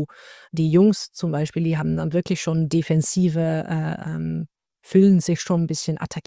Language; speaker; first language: German; non-native, learner; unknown